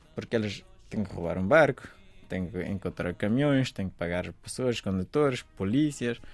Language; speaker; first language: Portuguese; non-native, fluent; Persian